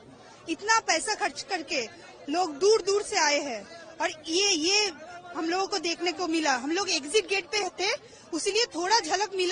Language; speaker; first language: Hindi; non-native, local second language; Bangla